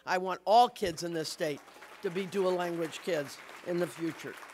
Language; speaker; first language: English; native; English